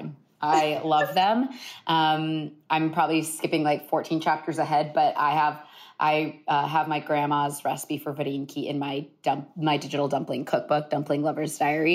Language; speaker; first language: English; native; English